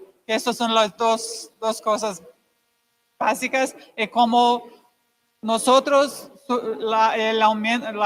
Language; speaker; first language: Spanish; non-native, fluent; Portuguese